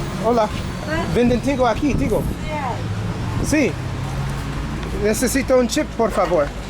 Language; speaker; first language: Spanish; non-native, learner; English